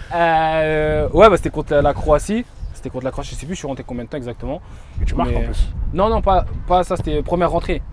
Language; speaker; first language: French; native; French